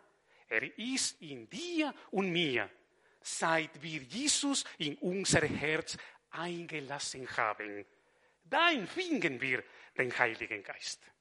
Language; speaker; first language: German; non-native, fluent; Spanish